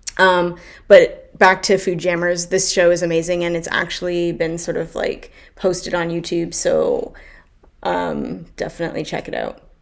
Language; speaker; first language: English; native; English